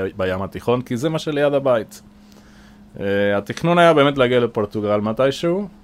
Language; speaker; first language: Hebrew; non-native, fluent; Spanish